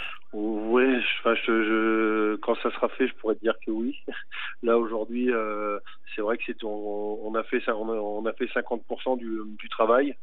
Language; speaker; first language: French; native; French